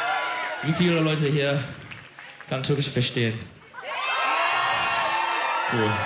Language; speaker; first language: German; non-native, learner; Turkish